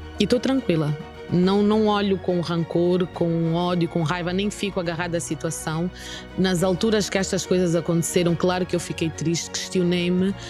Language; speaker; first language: Portuguese; native; Portuguese